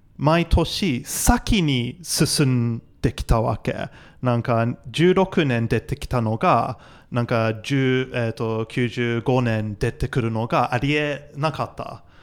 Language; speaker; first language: Japanese; non-native, fluent; English